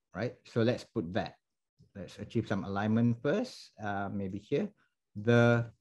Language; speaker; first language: English; non-native, local second language; Malay